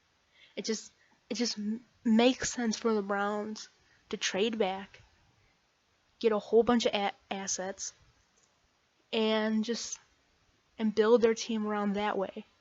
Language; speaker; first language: English; native; English